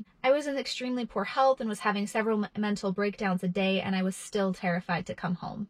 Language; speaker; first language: English; native; English